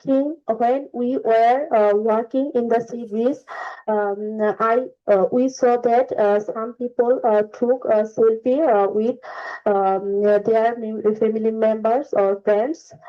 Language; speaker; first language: English; non-native, learner; Bangla